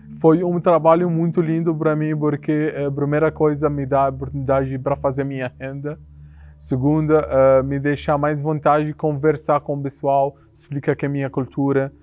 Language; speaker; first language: Portuguese; non-native, learner; Arabic